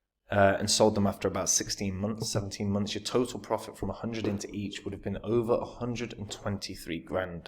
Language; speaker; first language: English; native; English